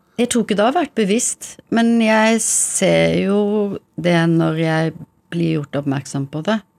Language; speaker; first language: Norwegian; early bilingual, heritage; English